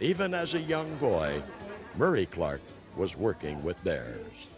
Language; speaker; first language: English; native; English